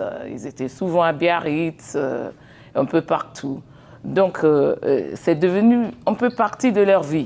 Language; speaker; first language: French; non-native, fluent; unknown